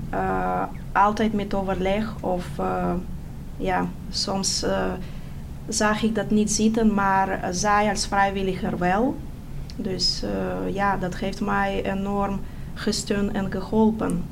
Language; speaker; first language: Dutch; non-native, fluent; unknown